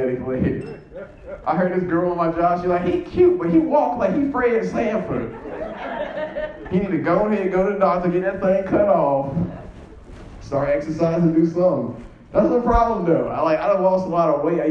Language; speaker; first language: English; native; English